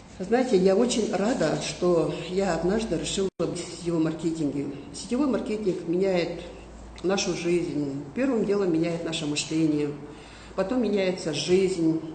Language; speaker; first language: Russian; non-native, local second language; Kazakh